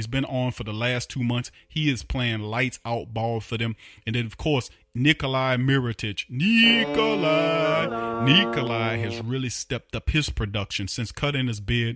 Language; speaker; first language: English; native; English